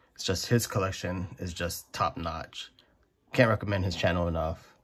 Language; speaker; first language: English; native; English